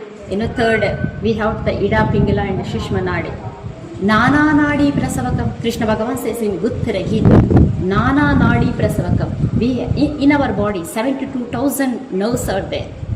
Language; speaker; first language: English; non-native, local second language; Telugu